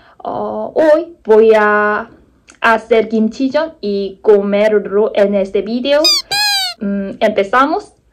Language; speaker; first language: Spanish; non-native, learner; Korean